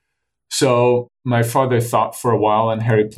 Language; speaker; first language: English; native; English